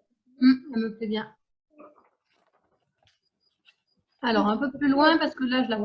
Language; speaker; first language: French; native; French